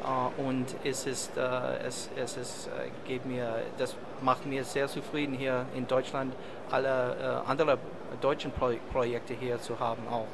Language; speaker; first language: German; non-native, learner; English